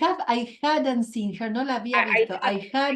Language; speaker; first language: English; non-native, fluent; Spanish